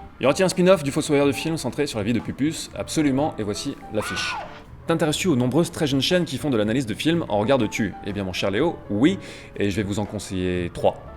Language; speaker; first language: French; native; French